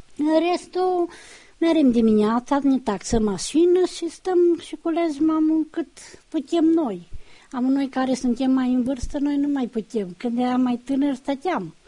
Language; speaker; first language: Romanian; native; Romanian